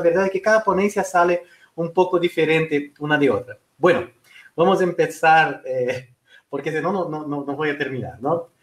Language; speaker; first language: Spanish; non-native, fluent; Portuguese